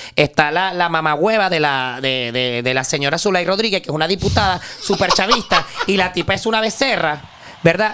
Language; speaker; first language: Spanish; native; Spanish